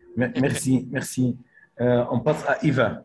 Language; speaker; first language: French; non-native, fluent; Arabic